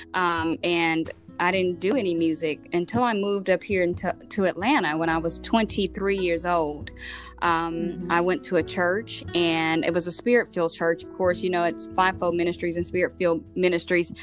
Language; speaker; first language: English; native; English